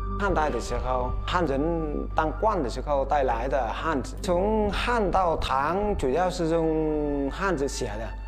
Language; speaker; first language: Chinese; non-native, fluent; Vietnamese